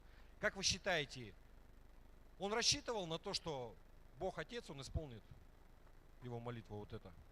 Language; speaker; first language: Russian; native; Russian